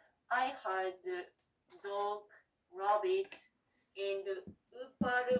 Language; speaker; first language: English; non-native, learner; Japanese